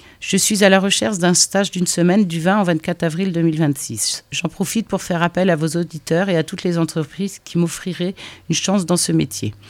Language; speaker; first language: French; native; French